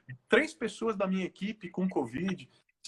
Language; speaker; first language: Portuguese; native; Portuguese